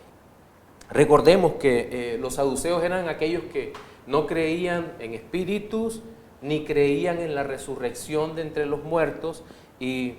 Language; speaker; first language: Spanish; native; Spanish